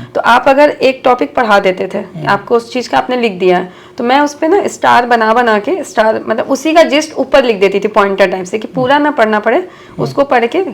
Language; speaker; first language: Hindi; native; Hindi